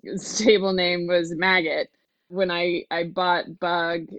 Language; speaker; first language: English; native; English